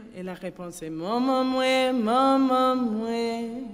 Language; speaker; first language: French; non-native, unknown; English